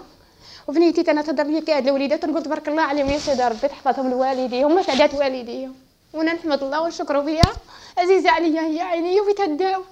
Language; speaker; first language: Arabic; native; Arabic